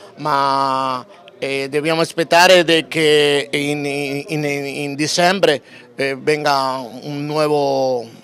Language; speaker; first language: Italian; non-native, learner; Spanish